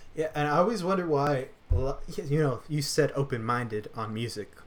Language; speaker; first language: English; native; English